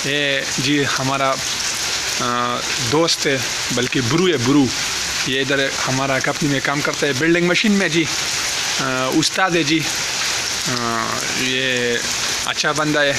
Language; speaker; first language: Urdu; non-native, local second language; Pashto